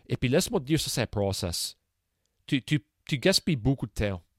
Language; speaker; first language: French; early bilingual, heritage; French